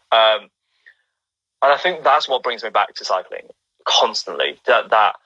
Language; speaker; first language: English; native; English